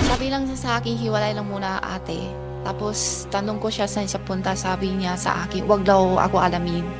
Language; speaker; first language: Filipino; non-native, learner; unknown